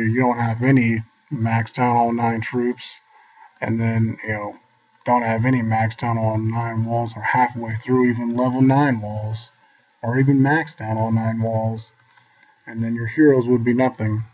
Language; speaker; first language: English; native; English